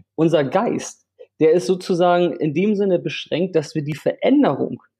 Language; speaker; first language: German; native; German